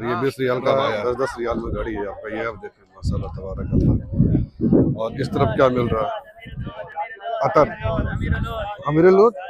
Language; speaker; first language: Hindi; native; Hindi